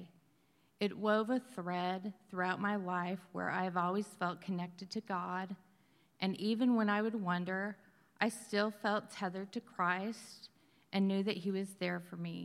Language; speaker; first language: English; native; English